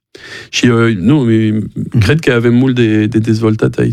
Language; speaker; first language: Romanian; non-native, fluent; French